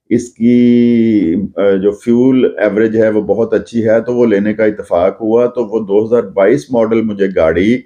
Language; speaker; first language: Urdu; non-native, local second language; Punjabi